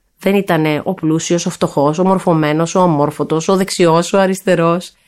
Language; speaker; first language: Greek; early bilingual, heritage; Greek